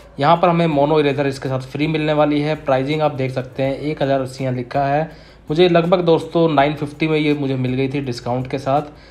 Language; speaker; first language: Hindi; native; Hindi